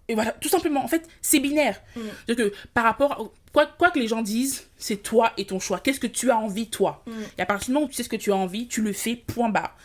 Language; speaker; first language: French; early bilingual, other home language; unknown